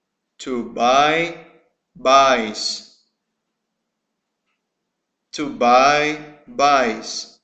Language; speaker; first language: English; non-native, fluent; Portuguese